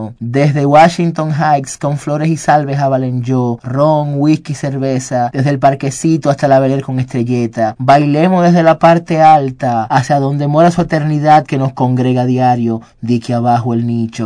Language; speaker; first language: Spanish; native; Spanish